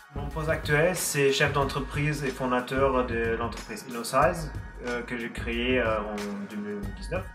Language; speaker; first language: French; non-native, fluent; German